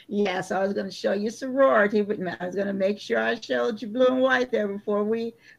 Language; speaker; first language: English; native; English